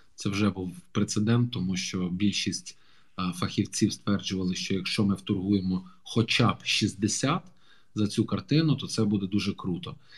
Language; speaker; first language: Ukrainian; non-native, local second language; Russian